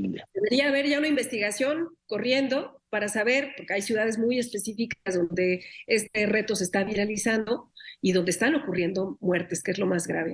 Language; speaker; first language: Spanish; native; Spanish